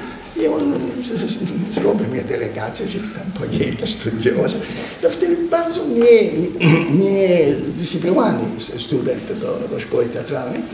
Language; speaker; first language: Polish; non-native, learner; Italian